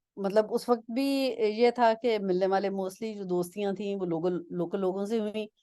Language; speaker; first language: Urdu; non-native, local second language; Punjabi